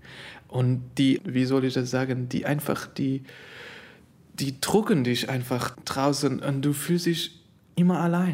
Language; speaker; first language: German; non-native, learner; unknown